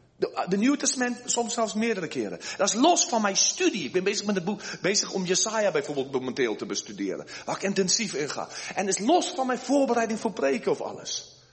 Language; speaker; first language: Dutch; early bilingual, heritage; Dutch